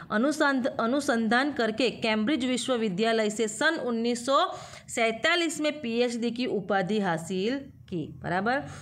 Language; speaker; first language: Hindi; non-native, local second language; Gujarati